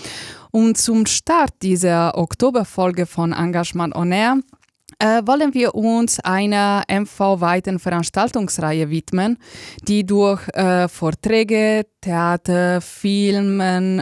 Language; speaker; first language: German; native; German